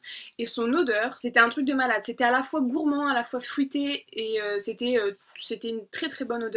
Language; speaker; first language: French; native; French